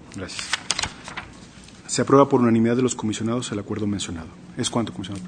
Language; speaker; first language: Spanish; native; Spanish